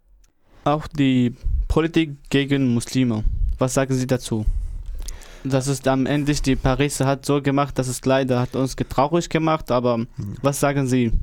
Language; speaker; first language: German; non-native, learner; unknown